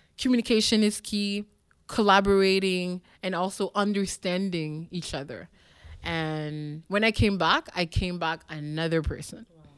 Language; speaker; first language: English; non-native, local second language; French